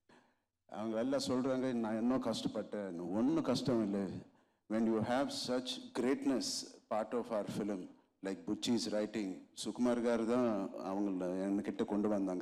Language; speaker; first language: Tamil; non-native, local second language; Telugu